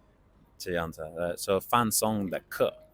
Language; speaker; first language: Chinese; non-native, learner; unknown